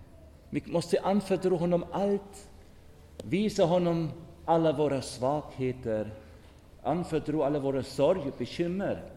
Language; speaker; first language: Swedish; non-native, fluent; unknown